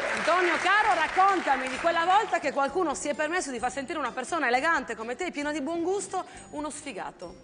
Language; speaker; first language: Italian; native; Italian